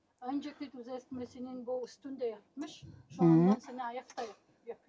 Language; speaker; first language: Turkish; non-native, learner; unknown